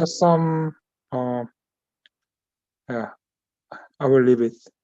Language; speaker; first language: English; non-native, learner; Korean